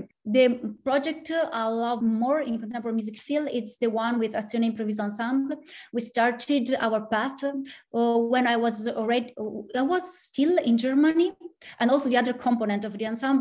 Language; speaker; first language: English; non-native, fluent; Italian